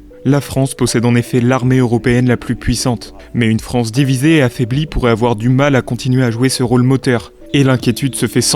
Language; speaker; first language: French; native; French